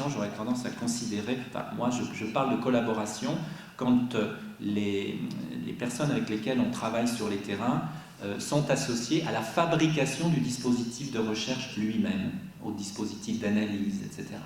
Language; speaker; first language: French; native; French